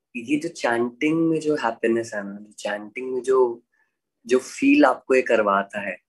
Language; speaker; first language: Hindi; native; Hindi